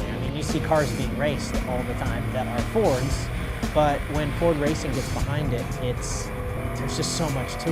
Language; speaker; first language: English; native; English